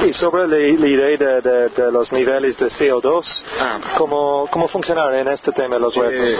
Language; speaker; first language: Spanish; non-native, learner; English